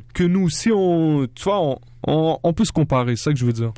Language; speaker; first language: French; early bilingual, other home language; Arabic